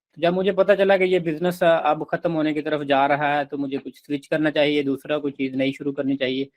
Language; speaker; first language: Urdu; non-native, local second language; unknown